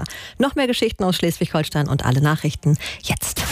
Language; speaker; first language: German; native; German